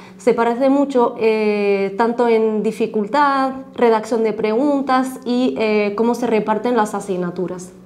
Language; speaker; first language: Spanish; non-native, fluent; Arabic